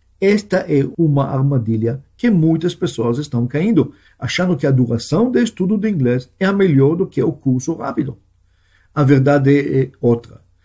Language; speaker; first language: Portuguese; non-native, fluent; Hebrew